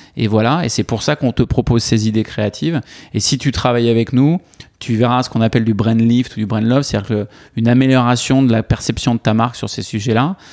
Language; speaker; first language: French; native; French